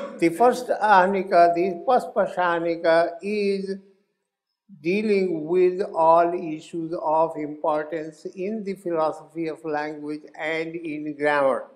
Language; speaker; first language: English; non-native, local second language; Hindi